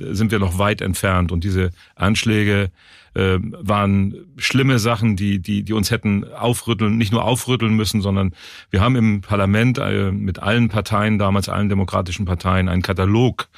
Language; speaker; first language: German; native; German